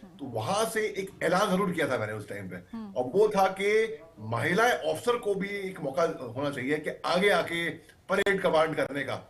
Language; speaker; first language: Hindi; native; Hindi